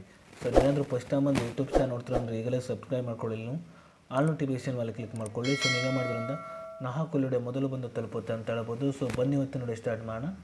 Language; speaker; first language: Kannada; native; Kannada